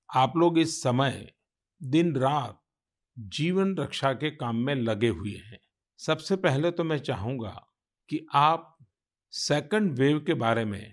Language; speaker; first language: Hindi; non-native, local second language; Gujarati